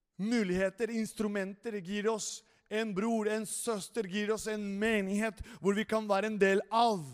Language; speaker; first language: Norwegian; non-native, fluent; Spanish